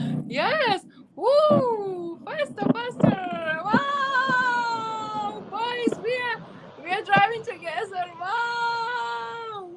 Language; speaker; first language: English; non-native, learner; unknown